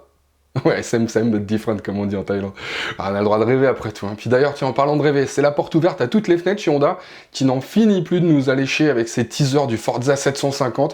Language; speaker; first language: French; native; French